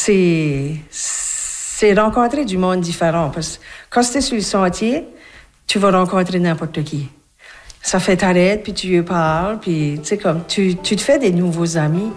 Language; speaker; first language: French; native; French